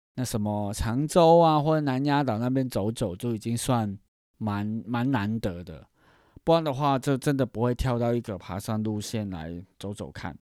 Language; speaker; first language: Chinese; non-native, fluent; Cantonese